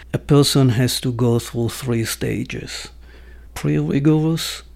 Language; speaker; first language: English; non-native, fluent; Hebrew